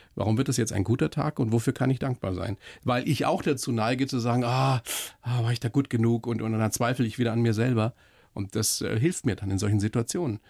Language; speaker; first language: German; native; German